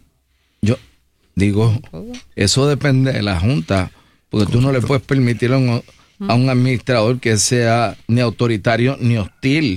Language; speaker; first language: Spanish; native; Spanish